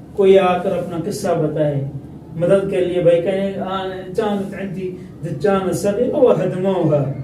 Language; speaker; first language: Urdu; native; Urdu